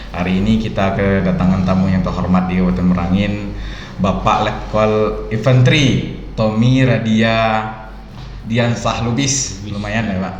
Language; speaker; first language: Indonesian; native; Indonesian